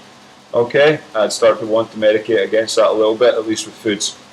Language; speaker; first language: English; native; English